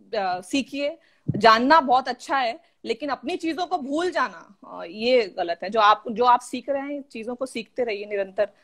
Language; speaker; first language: Hindi; non-native, local second language; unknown